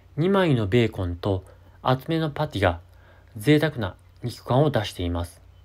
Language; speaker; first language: Japanese; native; Japanese